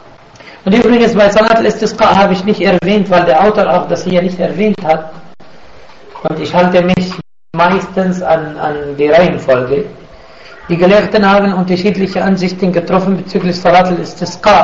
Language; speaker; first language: German; non-native, fluent; Arabic